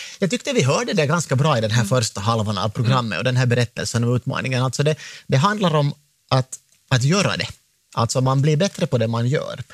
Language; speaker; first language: Swedish; native; Swedish